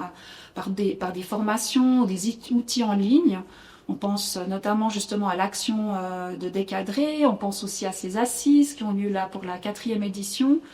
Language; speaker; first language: French; native; French